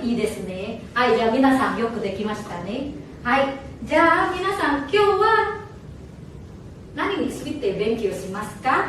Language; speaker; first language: Japanese; non-native, fluent; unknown